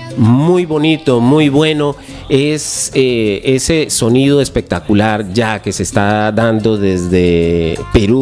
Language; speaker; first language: Spanish; native; Spanish